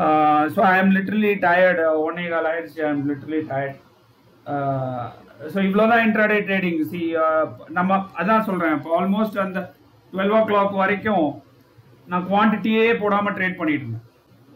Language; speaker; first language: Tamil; native; Tamil